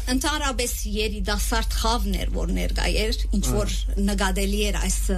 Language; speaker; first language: Armenian; native; Armenian